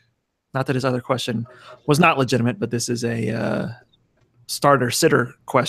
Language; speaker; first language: English; native; English